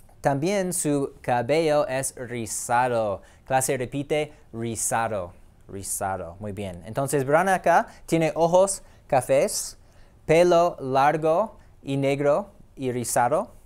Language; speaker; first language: Spanish; non-native, fluent; English